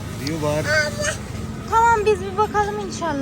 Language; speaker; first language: Turkish; non-native, fluent; Urdu